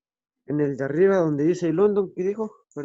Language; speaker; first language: Spanish; native; Spanish